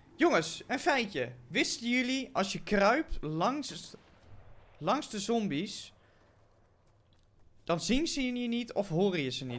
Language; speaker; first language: Dutch; native; Dutch